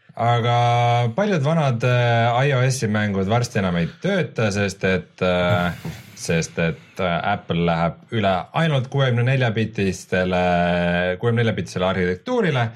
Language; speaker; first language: Estonian; native; Estonian